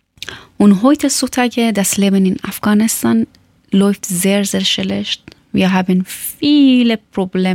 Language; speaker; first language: German; non-native, learner; Persian